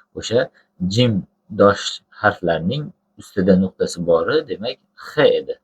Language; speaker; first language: Uzbek; non-native, local second language; Tajik